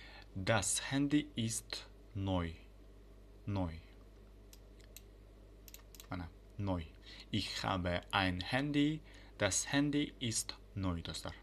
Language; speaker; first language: German; non-native, fluent; Uzbek